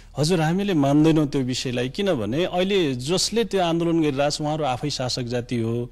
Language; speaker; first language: Nepali; non-native, local second language; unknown